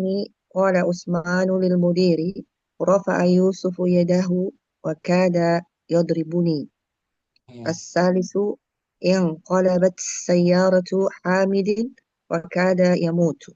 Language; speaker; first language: Arabic; non-native, learner; Indonesian